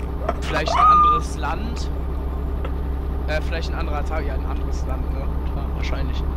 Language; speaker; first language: German; native; German